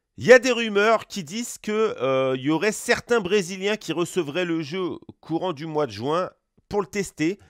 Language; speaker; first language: French; native; French